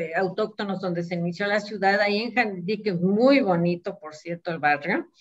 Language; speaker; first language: Spanish; native; Spanish